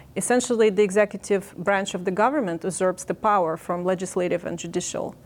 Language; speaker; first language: English; non-native, fluent; Ukrainian